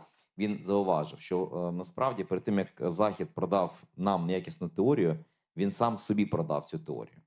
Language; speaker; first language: Ukrainian; native; Ukrainian